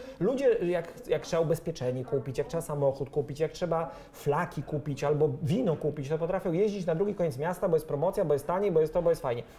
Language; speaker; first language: Polish; native; Polish